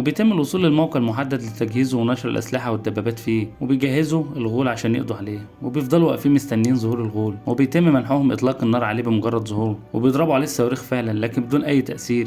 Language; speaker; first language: Arabic; native; Arabic